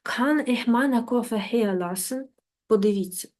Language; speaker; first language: German; non-native, fluent; Ukrainian